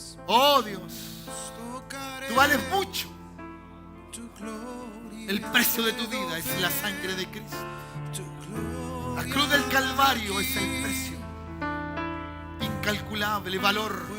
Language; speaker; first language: Spanish; native; Spanish